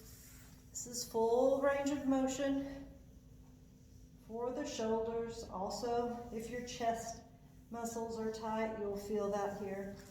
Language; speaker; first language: English; native; English